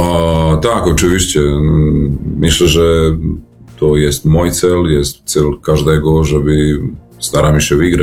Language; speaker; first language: Polish; non-native, learner; Serbian